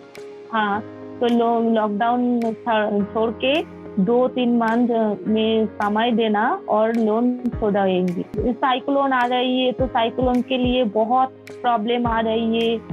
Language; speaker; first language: Hindi; non-native, local second language; Bangla